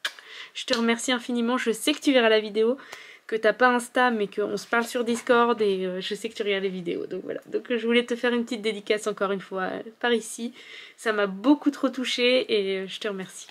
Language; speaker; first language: French; native; French